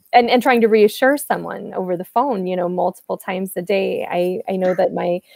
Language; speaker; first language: English; native; English